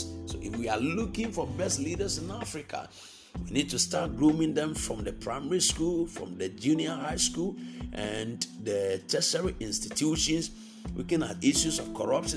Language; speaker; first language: English; non-native, local second language; Akan